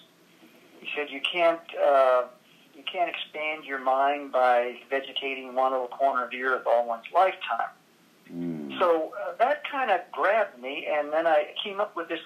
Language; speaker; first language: English; native; English